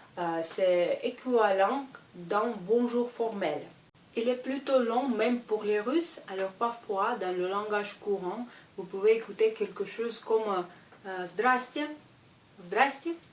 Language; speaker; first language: French; non-native, fluent; Russian